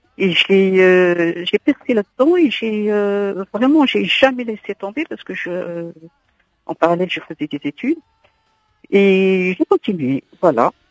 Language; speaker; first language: French; non-native, local second language; Arabic